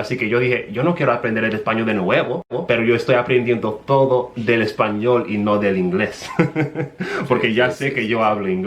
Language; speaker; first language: Spanish; non-native, fluent; English